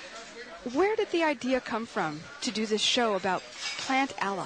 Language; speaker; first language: English; native; English